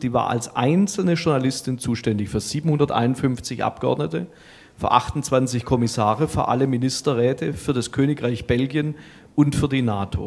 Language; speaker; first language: German; native; German